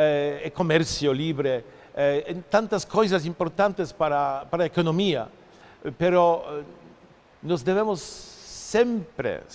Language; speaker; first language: Portuguese; non-native, fluent; Polish